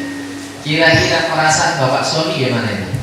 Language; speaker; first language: Indonesian; non-native, local second language; Javanese